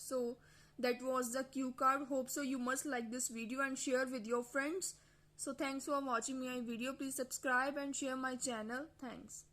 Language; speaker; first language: English; non-native, local second language; Punjabi